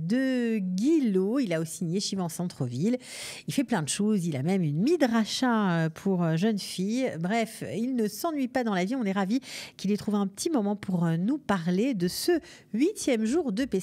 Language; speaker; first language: French; native; French